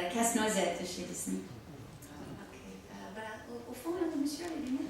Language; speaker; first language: French; native; French